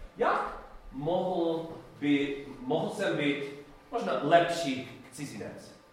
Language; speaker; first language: Czech; non-native, learner; English